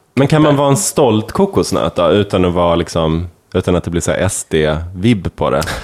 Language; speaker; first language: Swedish; native; Swedish